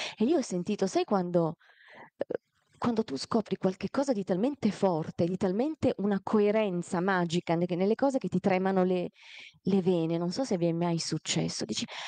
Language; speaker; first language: Italian; early bilingual, other home language; Amharic